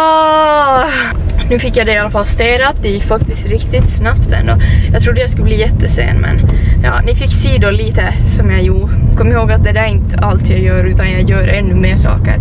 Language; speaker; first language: Swedish; native; Swedish